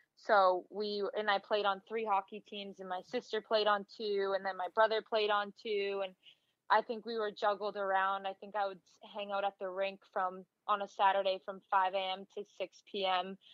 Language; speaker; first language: English; native; English